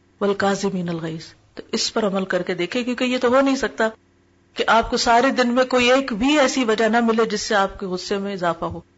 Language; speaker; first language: Urdu; native; Urdu